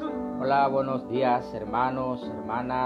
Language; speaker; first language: Spanish; non-native, local second language; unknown